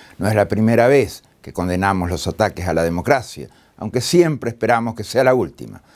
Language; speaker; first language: Spanish; native; Spanish